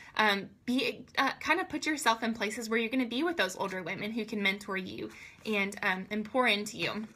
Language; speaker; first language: English; native; English